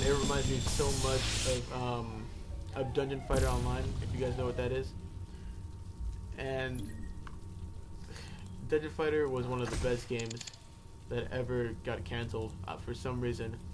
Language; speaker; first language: English; native; English